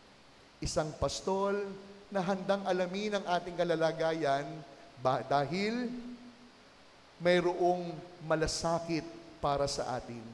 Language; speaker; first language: Filipino; native; Filipino